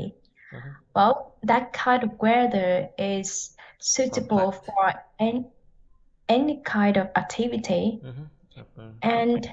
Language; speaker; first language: English; non-native, learner; Vietnamese